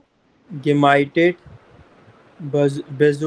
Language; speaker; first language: German; non-native, fluent; Hindi